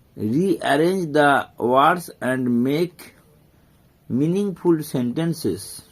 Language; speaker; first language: English; non-native, local second language; Bangla